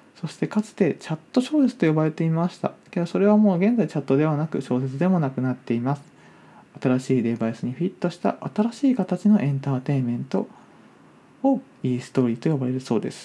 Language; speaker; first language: Japanese; native; Japanese